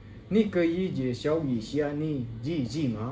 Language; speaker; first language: Chinese; non-native, learner; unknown